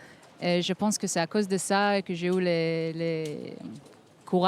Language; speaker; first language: French; non-native, fluent; Hebrew